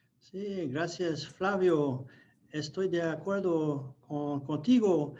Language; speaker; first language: Spanish; non-native, fluent; English